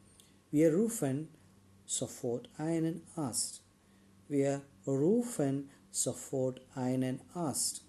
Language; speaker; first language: German; non-native, learner; Malayalam